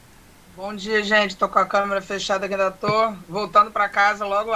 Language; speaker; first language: Portuguese; native; Portuguese